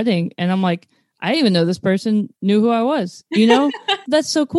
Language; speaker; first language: English; native; English